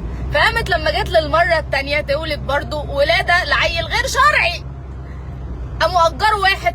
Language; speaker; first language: Arabic; native; Arabic